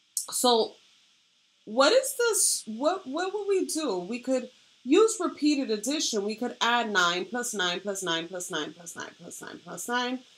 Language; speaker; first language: English; native; English